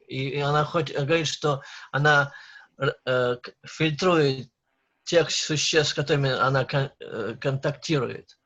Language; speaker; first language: Russian; native; Russian